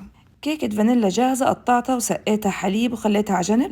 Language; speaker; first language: Arabic; native; Arabic